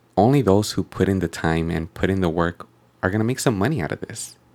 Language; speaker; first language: English; native; English